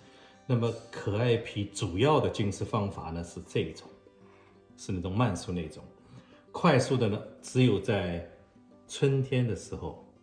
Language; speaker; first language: Chinese; native; Chinese